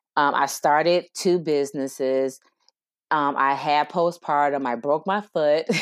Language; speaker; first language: English; native; English